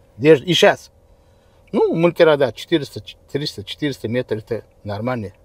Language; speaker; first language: Russian; non-native, local second language; Uzbek